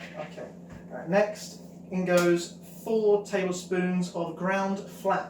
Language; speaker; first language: English; native; English